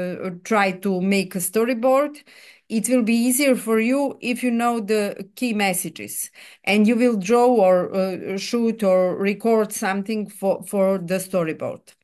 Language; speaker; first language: English; non-native, fluent; Serbian